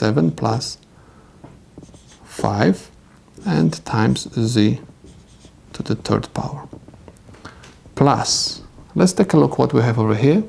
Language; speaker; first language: English; non-native, fluent; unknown